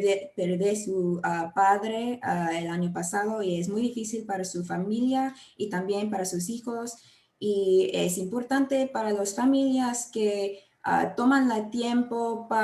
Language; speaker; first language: Spanish; non-native, learner; English